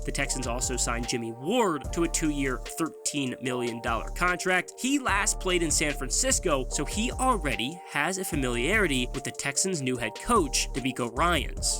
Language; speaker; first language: English; native; English